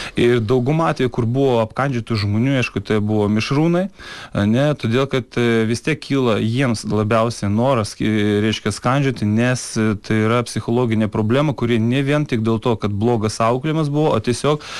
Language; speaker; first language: Lithuanian; non-native, fluent; Russian